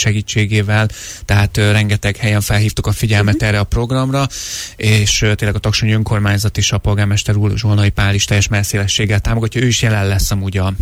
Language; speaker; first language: Hungarian; native; Hungarian